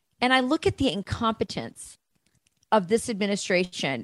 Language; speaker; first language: English; native; English